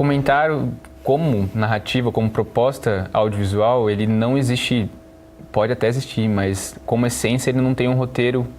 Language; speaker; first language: Portuguese; native; Portuguese